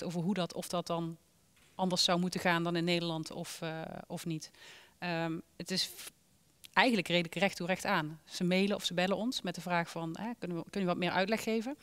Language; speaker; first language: Dutch; native; Dutch